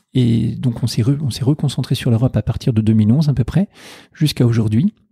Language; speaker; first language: French; native; French